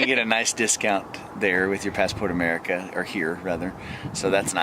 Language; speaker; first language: English; native; English